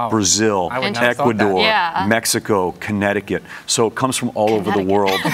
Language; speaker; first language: English; native; English